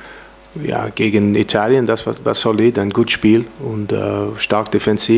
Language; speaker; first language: German; non-native, learner; English